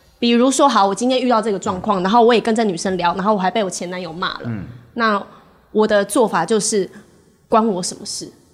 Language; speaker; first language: Chinese; native; Chinese